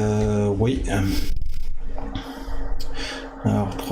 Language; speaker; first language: French; native; French